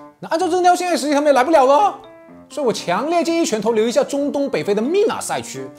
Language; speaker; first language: Chinese; native; Chinese